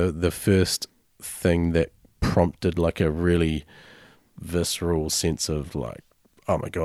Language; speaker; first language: English; native; English